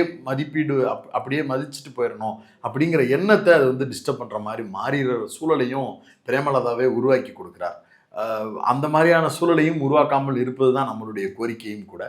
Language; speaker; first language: Tamil; native; Tamil